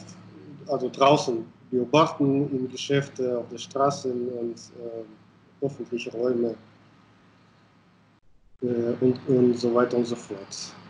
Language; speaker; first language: German; non-native, fluent; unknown